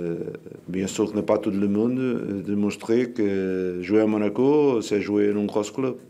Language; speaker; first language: French; non-native, learner; Portuguese